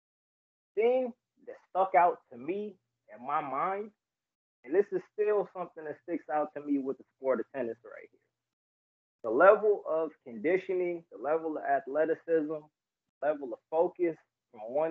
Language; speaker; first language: English; native; English